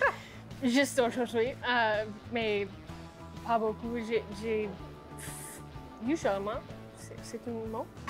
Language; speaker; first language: French; non-native, learner; English